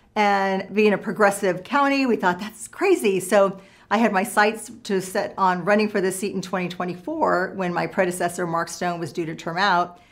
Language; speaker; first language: English; native; English